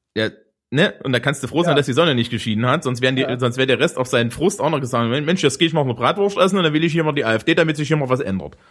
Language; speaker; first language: German; native; German